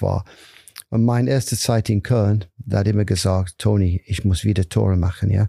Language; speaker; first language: German; non-native, fluent; English